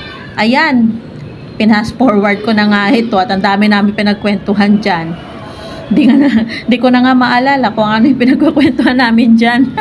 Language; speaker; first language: Filipino; non-native, local second language; Waray